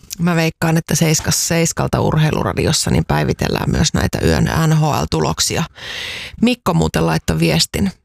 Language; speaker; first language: Finnish; native; Finnish